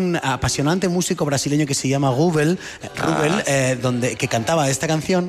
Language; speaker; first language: Spanish; native; Spanish